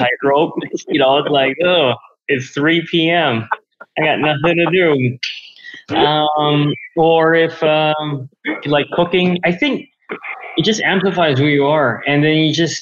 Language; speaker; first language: English; non-native, local second language; Filipino